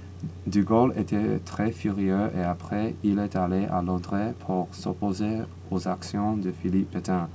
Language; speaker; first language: French; non-native, learner; English